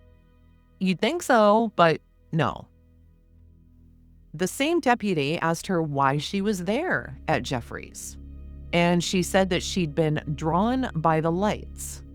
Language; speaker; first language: English; native; English